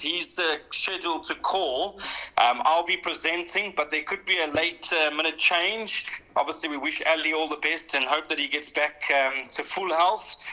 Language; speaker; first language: English; native; English